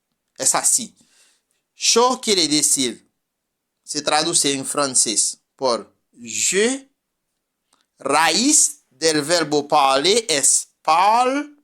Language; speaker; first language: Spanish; non-native, fluent; French